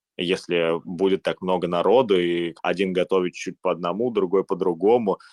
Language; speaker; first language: Russian; native; Russian